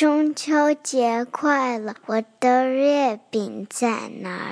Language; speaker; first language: Chinese; early bilingual, heritage; Chinese